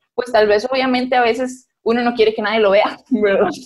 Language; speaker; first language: Spanish; native; Spanish